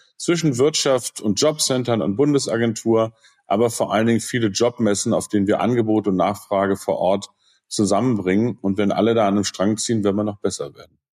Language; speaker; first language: German; native; German